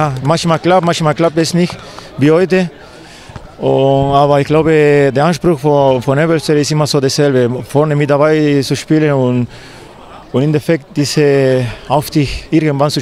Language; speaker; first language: German; non-native, fluent; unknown